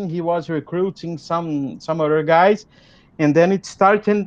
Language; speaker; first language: English; non-native, fluent; Portuguese